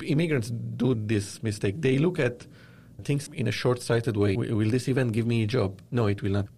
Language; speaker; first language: English; non-native, fluent; Arabic